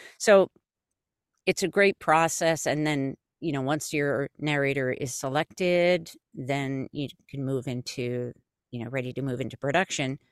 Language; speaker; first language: English; native; English